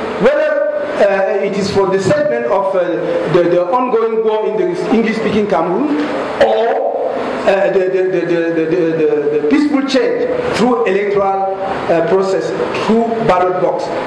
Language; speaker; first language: English; non-native, local second language; French